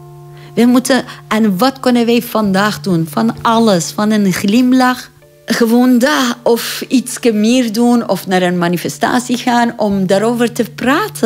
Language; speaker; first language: Dutch; non-native, fluent; Persian